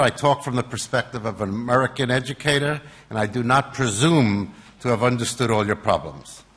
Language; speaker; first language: English; native; English